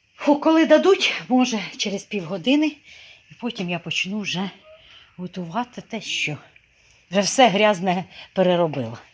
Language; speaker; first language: Ukrainian; non-native, local second language; Russian